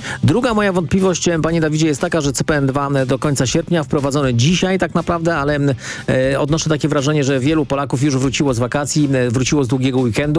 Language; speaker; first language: Polish; native; Polish